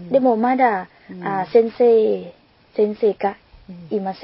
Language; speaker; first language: Japanese; non-native, learner; Lao